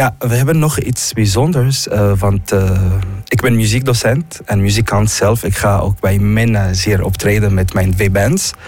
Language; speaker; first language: Dutch; non-native, fluent; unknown